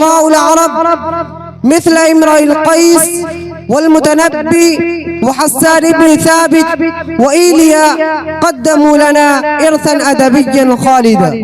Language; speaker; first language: Arabic; non-native, fluent; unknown